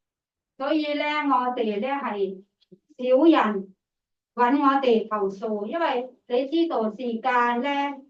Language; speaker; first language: Cantonese; non-native, fluent; Thai